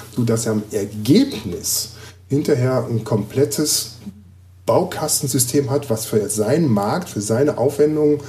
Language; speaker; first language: German; native; German